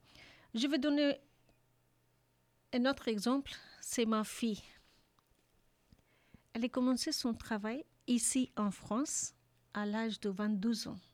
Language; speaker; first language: French; non-native, learner; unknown